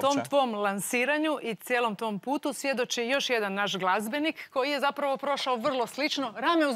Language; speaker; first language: Croatian; native; Croatian